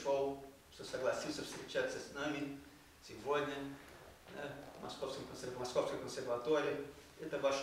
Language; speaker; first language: Russian; non-native, fluent; Portuguese